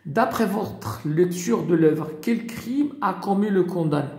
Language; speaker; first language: French; non-native, local second language; Arabic